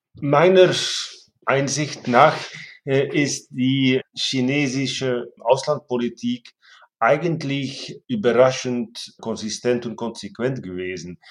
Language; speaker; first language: German; non-native, fluent; Dutch